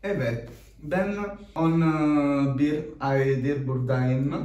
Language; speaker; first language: Turkish; non-native, learner; Italian